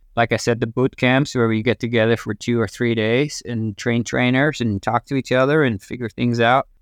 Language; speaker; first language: English; non-native, fluent; Dutch